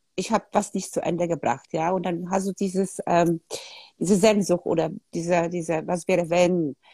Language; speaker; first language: German; non-native, fluent; Polish